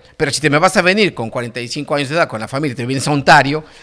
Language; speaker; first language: Spanish; native; Spanish